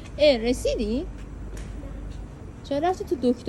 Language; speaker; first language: Persian; native; Persian